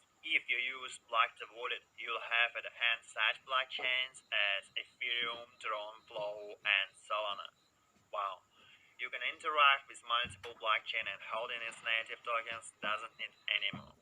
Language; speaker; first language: English; non-native, learner; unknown